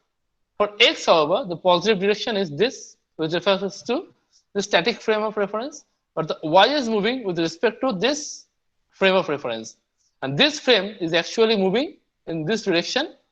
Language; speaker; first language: English; non-native, local second language; Bangla